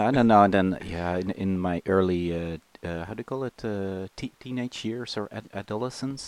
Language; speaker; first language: English; non-native, fluent; Dutch